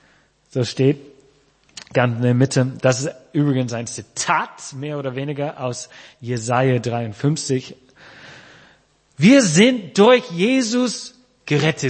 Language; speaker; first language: German; non-native, fluent; English